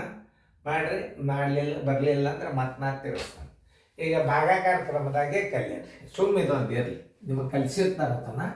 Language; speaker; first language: Kannada; native; Kannada